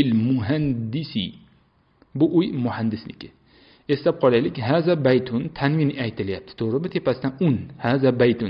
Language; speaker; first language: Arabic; non-native, fluent; Uzbek